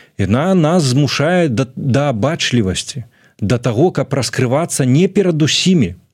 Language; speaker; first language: Belarusian; native; Belarusian